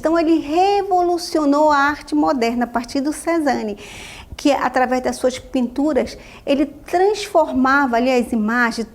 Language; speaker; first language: Portuguese; native; Portuguese